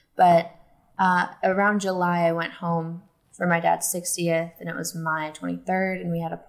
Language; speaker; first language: English; native; English